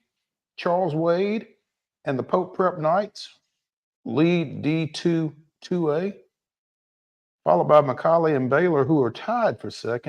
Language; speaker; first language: English; native; English